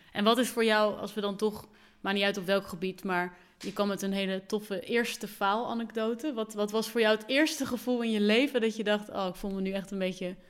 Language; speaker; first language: Dutch; early bilingual, other home language; Arabic